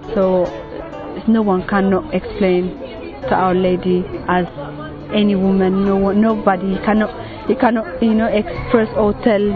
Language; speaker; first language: English; non-native, fluent; Tigrinya